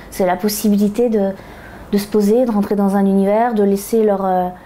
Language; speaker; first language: French; native; French